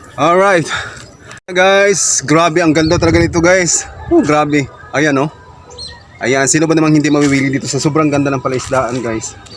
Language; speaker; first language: Filipino; non-native, local second language; Cebuano